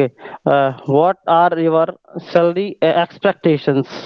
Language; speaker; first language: English; non-native, local second language; Hindi